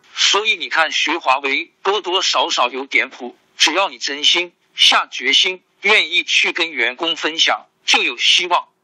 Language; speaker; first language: Chinese; non-native, local second language; Hakka Chinese